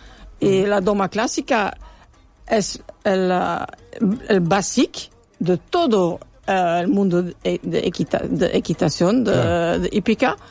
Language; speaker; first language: Spanish; non-native, learner; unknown